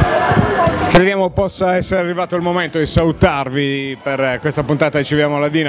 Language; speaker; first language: Italian; native; Italian